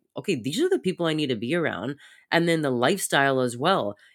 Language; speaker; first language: English; native; English